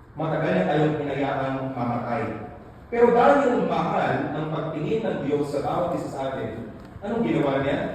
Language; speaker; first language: Filipino; non-native, local second language; Hiligaynon